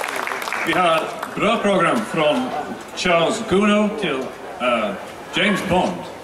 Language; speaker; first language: Swedish; non-native, learner; English